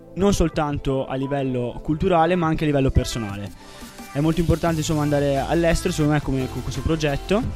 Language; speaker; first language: Italian; native; Italian